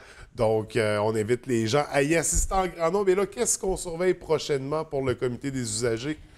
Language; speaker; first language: French; native; French